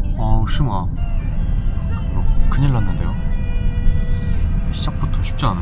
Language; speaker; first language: Chinese; non-native, learner; Korean